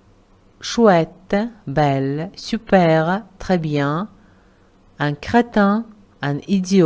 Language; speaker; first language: French; non-native, fluent; Uzbek